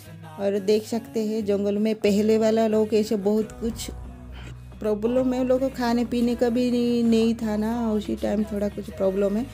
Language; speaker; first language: Hindi; non-native, local second language; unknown